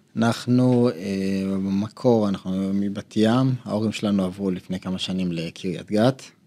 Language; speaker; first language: Hebrew; early bilingual, other home language; Amharic